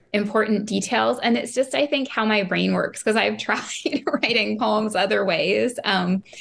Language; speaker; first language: English; native; English